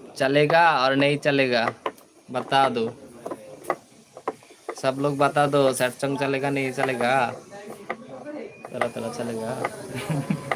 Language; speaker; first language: Hindi; non-native, learner; Bangla